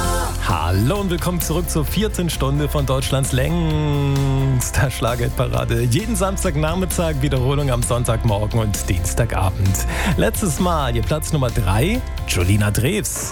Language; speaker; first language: German; native; German